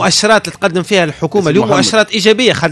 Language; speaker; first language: Arabic; native; Arabic